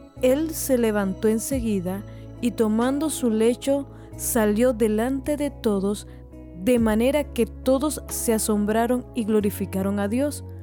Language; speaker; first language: Spanish; native; Spanish